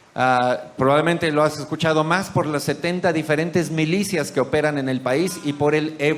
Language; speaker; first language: Spanish; native; Spanish